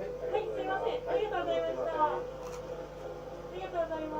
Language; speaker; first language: Japanese; native; Japanese